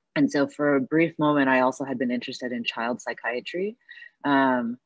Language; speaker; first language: English; early bilingual, other home language; Chinese